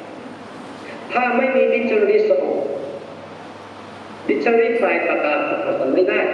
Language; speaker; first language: Thai; non-native, fluent; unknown